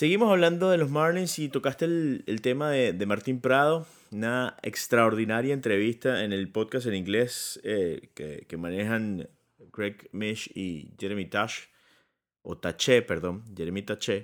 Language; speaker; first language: Spanish; native; Spanish